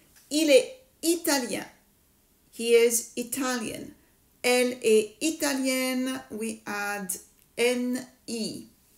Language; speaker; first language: French; native; French